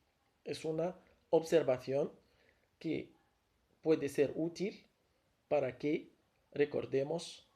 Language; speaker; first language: Spanish; non-native, fluent; Arabic